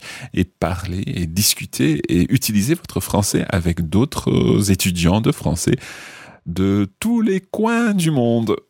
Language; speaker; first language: French; non-native, fluent; English